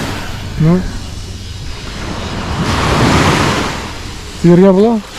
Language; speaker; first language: Russian; non-native, local second language; Tatar